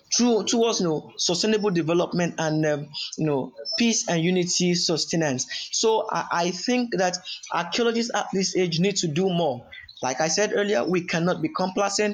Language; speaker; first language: English; non-native, local second language; Yoruba